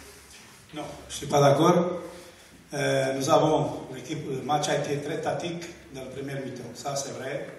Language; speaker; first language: French; non-native, learner; Portuguese